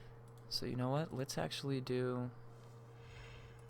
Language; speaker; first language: English; native; English